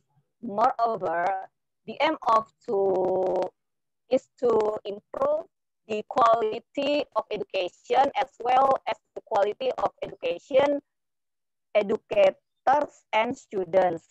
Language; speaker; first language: English; non-native, learner; Indonesian